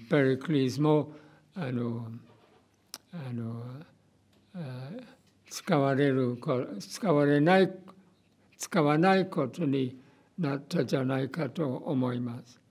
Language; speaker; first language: Japanese; non-native, fluent; English